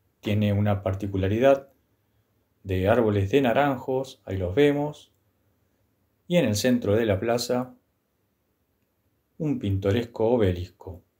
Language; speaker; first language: Spanish; native; Spanish